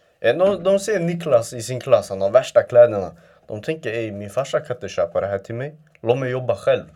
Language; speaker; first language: Swedish; early bilingual, other home language; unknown